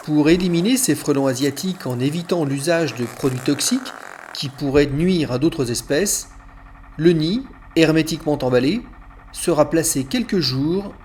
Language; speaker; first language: French; native; French